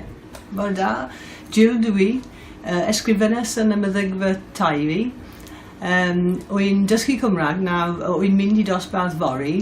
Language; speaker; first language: Welsh; non-native, local second language; English